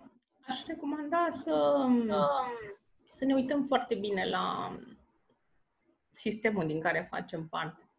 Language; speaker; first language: Romanian; native; Romanian